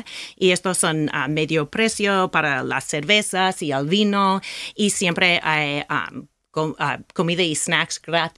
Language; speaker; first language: Spanish; non-native, learner; English